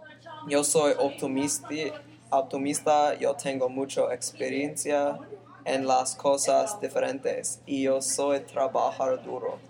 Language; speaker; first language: Spanish; non-native, learner; English